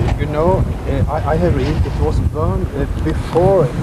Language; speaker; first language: English; non-native, fluent; Swedish